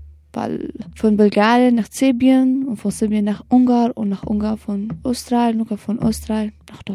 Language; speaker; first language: German; non-native, learner; Kurdish